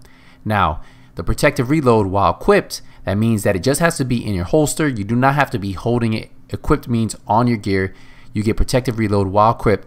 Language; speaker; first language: English; native; English